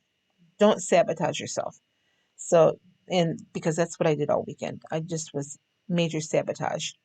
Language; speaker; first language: English; native; English